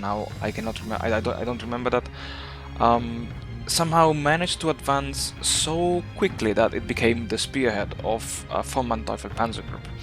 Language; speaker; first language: English; non-native, fluent; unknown